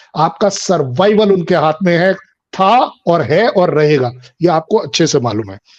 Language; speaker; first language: Hindi; native; Hindi